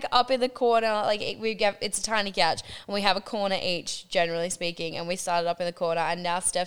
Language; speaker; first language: English; native; English